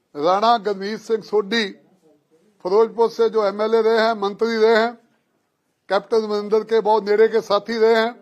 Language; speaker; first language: Hindi; non-native, local second language; Punjabi